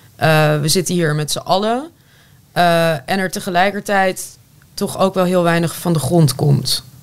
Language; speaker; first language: Dutch; non-native, fluent; Turkish